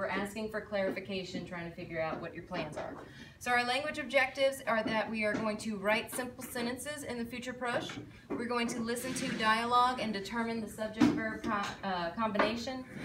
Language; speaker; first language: English; native; English